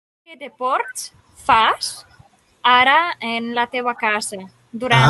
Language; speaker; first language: Catalan; non-native, learner; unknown